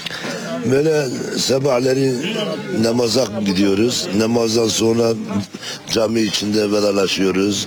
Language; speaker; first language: Turkish; non-native, local second language; Kurdish